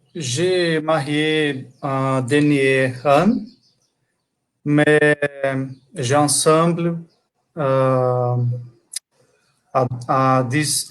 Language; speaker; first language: French; non-native, learner; Portuguese